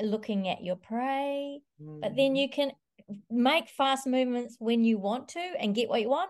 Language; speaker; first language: English; native; English